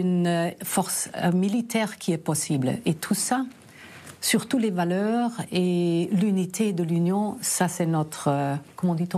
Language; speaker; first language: French; early bilingual, other home language; German